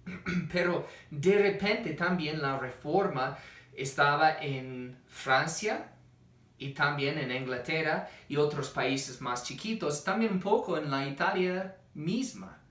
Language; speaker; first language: Spanish; non-native, fluent; English